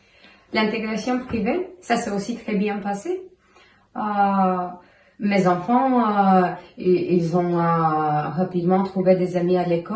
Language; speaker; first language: French; non-native, fluent; Bulgarian